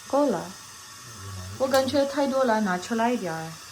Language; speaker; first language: Chinese; non-native, learner; Filipino